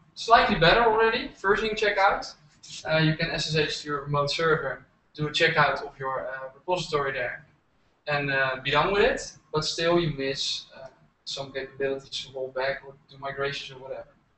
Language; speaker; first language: English; non-native, fluent; Dutch